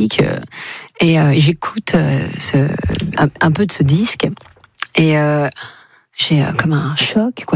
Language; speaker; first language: French; native; French